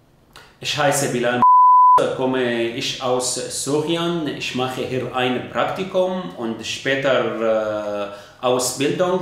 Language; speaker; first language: German; non-native, learner; Arabic